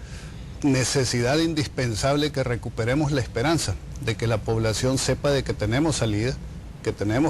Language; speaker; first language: Spanish; native; Spanish